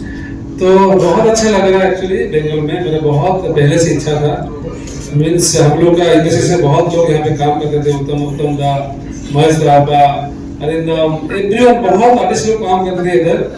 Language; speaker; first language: Hindi; non-native, local second language; Odia